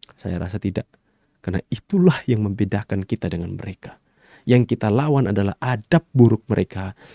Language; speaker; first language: Indonesian; native; Indonesian